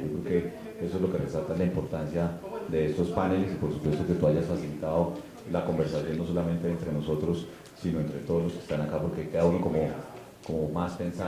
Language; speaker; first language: Spanish; native; Spanish